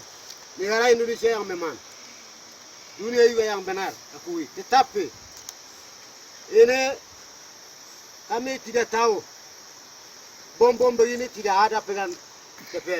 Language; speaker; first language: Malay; non-native, local second language; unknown